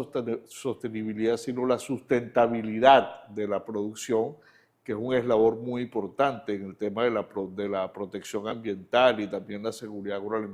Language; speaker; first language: Spanish; native; Spanish